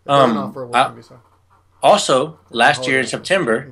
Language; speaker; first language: English; native; English